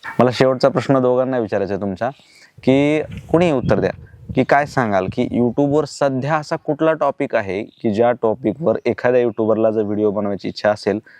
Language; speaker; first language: Marathi; native; Marathi